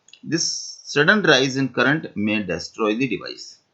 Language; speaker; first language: English; non-native, local second language; Hindi